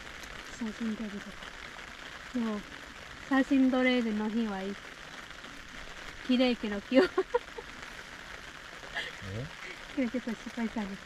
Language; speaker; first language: Japanese; non-native, learner; Vietnamese